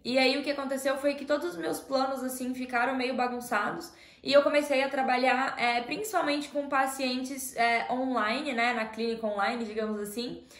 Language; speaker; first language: Portuguese; native; Portuguese